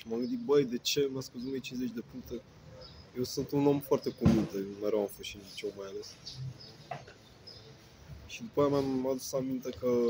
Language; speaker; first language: Romanian; native; Romanian